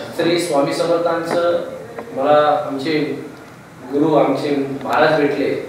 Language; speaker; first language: Marathi; native; Marathi